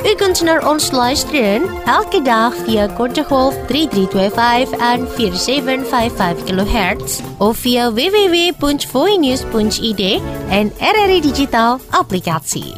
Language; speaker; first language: Dutch; non-native, fluent; Indonesian